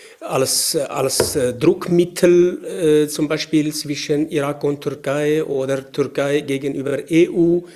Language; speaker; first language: German; non-native, fluent; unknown